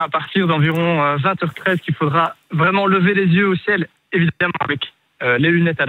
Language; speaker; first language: French; native; French